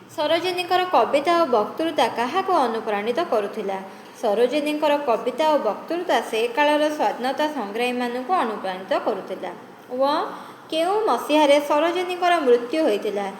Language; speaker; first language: Odia; native; Odia